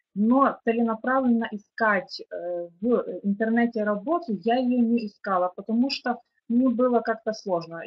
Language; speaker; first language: Russian; non-native, local second language; Ukrainian